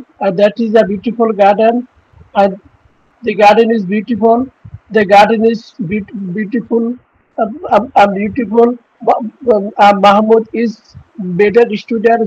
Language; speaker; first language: English; non-native, learner; Bangla